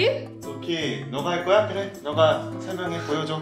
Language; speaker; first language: Korean; native; Korean